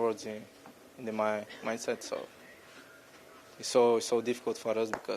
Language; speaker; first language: English; non-native, learner; Portuguese